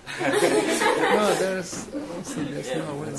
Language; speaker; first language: English; non-native, learner; Chinese